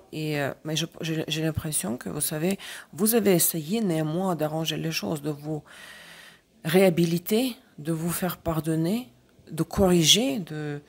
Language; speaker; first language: French; non-native, fluent; Russian